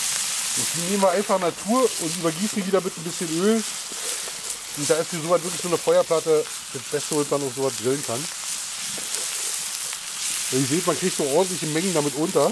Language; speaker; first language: German; native; German